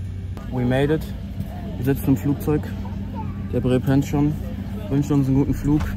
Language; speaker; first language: German; native; German